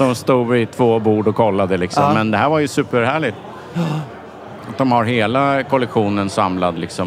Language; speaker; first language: Swedish; native; Swedish